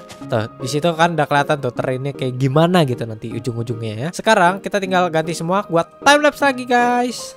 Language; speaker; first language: Indonesian; native; Indonesian